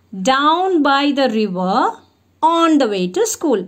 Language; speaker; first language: English; non-native, local second language; Tamil